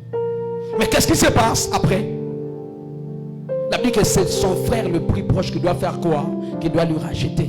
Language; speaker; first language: French; non-native, local second language; Swahili